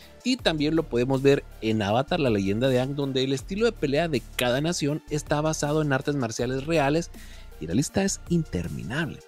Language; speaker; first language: Spanish; native; Spanish